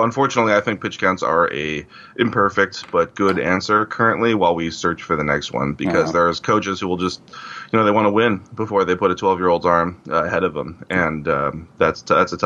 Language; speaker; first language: English; native; English